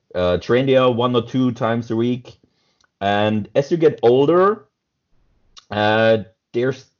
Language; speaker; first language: English; non-native, fluent; German